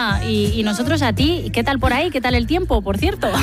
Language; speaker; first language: Spanish; native; Spanish